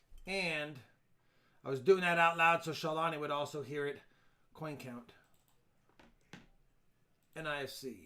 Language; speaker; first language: English; native; English